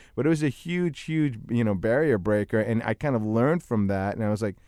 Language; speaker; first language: English; early bilingual, other home language; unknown